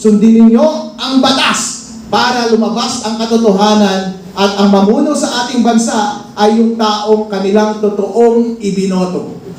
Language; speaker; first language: Filipino; non-native, local second language; Iloko